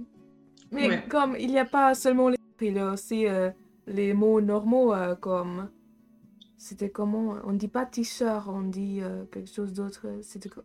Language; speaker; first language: French; non-native, fluent; German